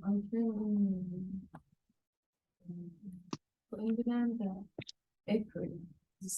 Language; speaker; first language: English; non-native, learner; Turkish